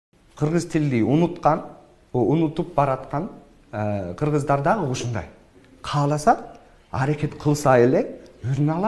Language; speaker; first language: Kyrgyz; non-native, fluent; English